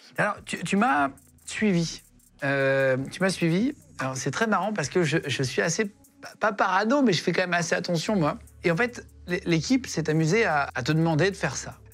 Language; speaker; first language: French; native; French